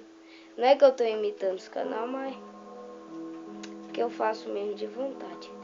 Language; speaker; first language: Portuguese; native; Portuguese